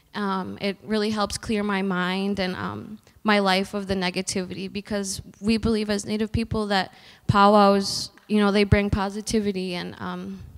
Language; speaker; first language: English; native; English